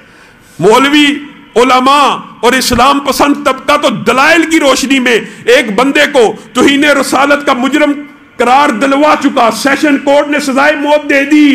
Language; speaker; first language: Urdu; non-native, local second language; Punjabi